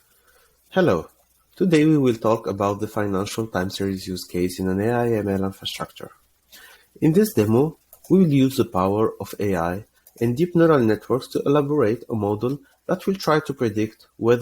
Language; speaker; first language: English; non-native, fluent; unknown